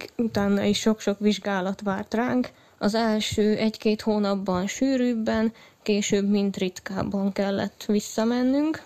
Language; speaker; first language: Hungarian; native; Hungarian